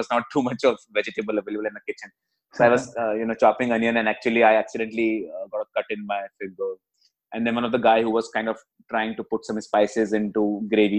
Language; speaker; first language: English; non-native, local second language; Hindi